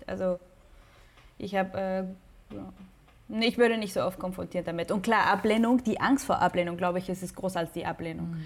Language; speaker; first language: German; non-native, fluent; Spanish